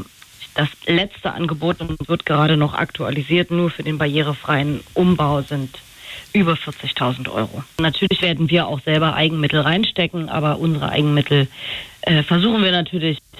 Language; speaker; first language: German; native; German